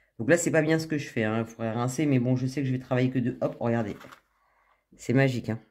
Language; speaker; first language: French; native; French